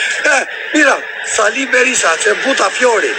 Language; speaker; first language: Italian; non-native, learner; Albanian